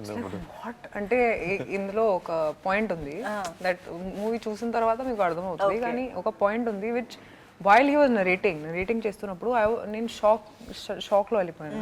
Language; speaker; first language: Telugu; non-native, fluent; Hindi